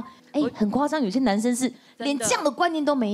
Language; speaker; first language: Chinese; native; Chinese